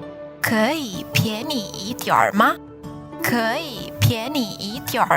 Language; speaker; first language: Chinese; non-native, fluent; Indonesian